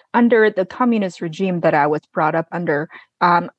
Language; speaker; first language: English; non-native, fluent; Chinese